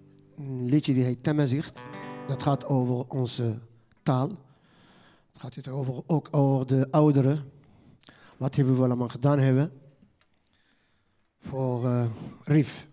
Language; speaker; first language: Dutch; non-native, learner; Riffian